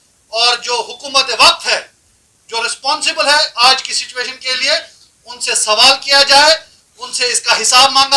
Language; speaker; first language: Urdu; non-native, local second language; Kashmiri